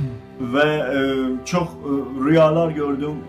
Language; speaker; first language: Turkish; non-native, learner; Azerbaijani